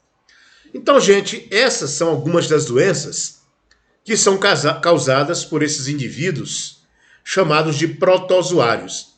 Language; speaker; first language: Portuguese; native; Portuguese